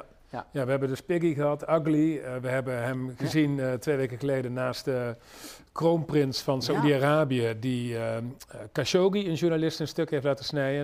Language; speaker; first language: Dutch; native; Dutch